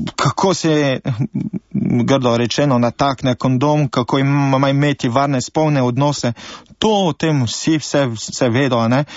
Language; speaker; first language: Slovenian; native; Slovenian